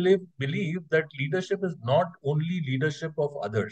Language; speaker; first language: English; non-native, local second language; Hindi